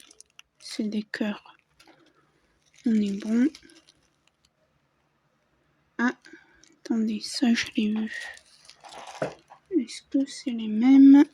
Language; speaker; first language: French; native; French